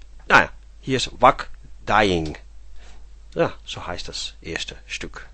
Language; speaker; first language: German; non-native, fluent; Dutch